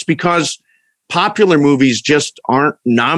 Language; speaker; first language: English; native; English